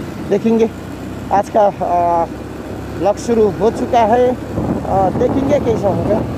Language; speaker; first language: Hindi; non-native, learner; Nepali